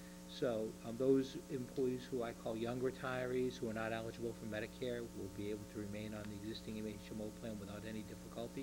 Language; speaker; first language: English; native; English